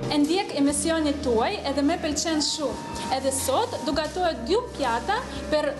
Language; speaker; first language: Albanian; non-native, learner; Russian